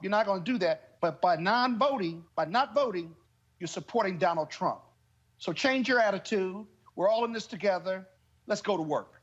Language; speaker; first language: English; native; English